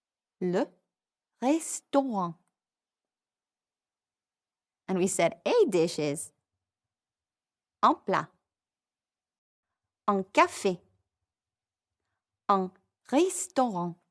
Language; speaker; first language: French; non-native, fluent; English